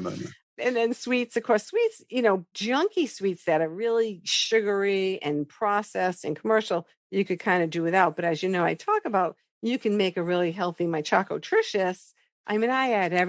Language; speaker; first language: English; native; English